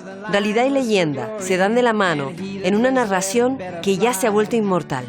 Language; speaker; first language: Spanish; native; Spanish